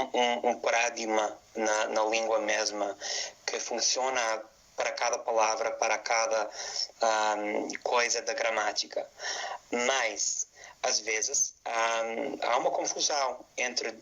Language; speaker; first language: Portuguese; non-native, fluent; English